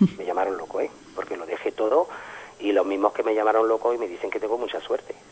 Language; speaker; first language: Spanish; early bilingual, heritage; Spanish